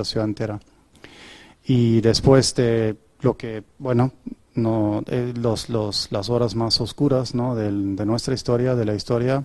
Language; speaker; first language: Spanish; non-native, fluent; German